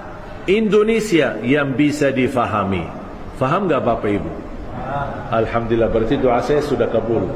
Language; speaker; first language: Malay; non-native, fluent; Arabic